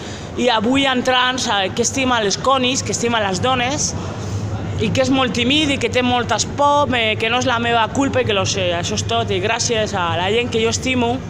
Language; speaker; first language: Catalan; non-native, local second language; Spanish